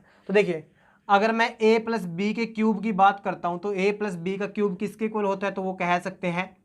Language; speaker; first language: Hindi; native; Hindi